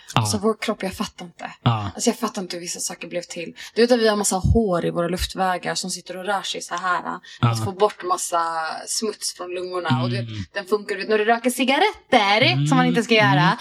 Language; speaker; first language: Swedish; native; Swedish